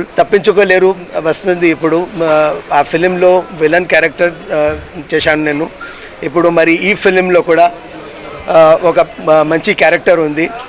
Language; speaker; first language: Telugu; non-native, learner; Hindi